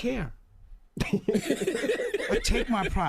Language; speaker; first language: English; native; English